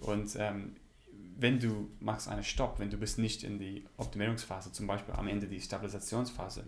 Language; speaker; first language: German; non-native, learner; English